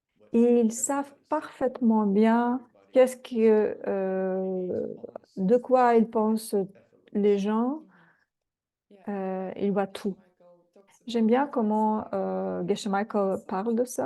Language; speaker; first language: French; non-native, fluent; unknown